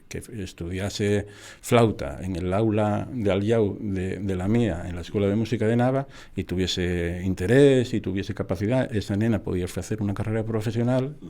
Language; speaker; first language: Spanish; native; Spanish